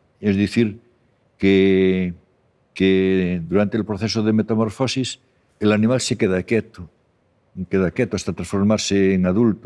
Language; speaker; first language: Spanish; native; Spanish